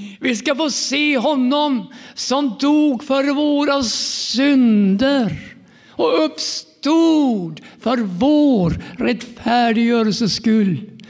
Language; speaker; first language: Swedish; native; Swedish